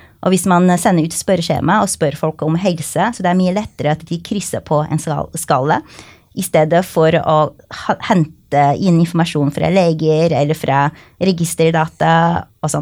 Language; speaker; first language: Norwegian; non-native, fluent; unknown